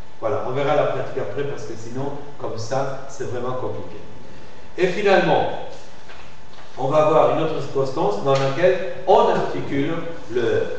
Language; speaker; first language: French; non-native, fluent; Spanish